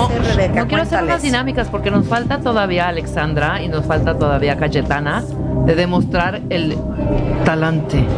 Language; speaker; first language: Spanish; native; Spanish